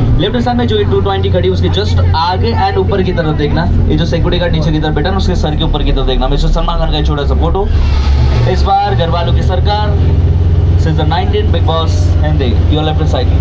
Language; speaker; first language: Hindi; native; Hindi